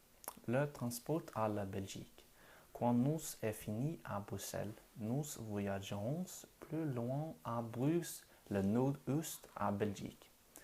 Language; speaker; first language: French; non-native, learner; Norwegian